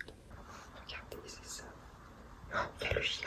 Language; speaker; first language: French; native; French